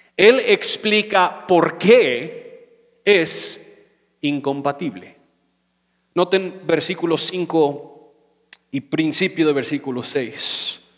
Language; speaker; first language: Spanish; non-native, fluent; English